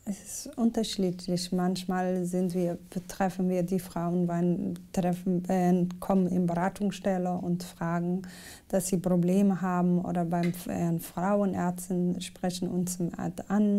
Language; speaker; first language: German; non-native, learner; Somali